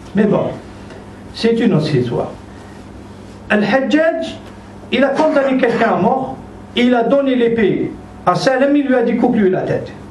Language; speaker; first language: French; non-native, local second language; Arabic